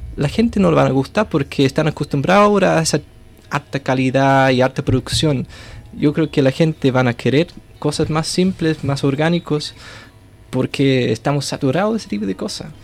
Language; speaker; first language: Spanish; non-native, fluent; English